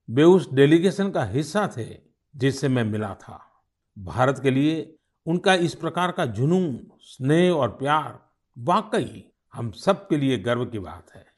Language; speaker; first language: Hindi; non-native, local second language; Gujarati